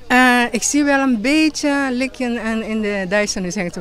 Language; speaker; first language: Dutch; non-native, fluent; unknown